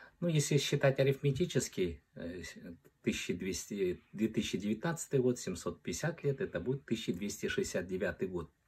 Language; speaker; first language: Russian; non-native, local second language; Kazakh